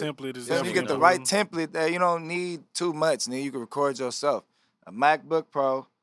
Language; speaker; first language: English; native; English